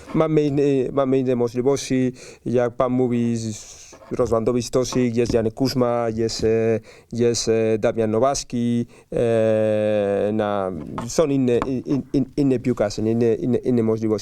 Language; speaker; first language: Polish; non-native, learner; Spanish